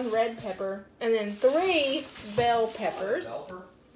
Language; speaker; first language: English; native; English